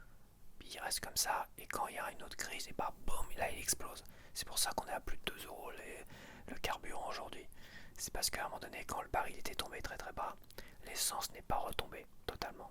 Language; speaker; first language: French; native; French